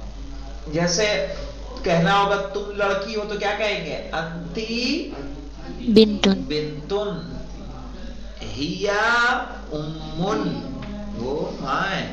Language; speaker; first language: Urdu; native; Urdu